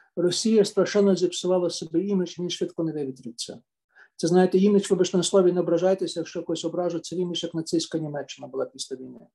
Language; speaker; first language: Ukrainian; native; Ukrainian